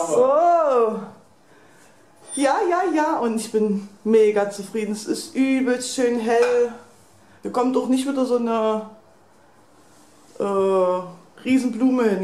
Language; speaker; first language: German; native; German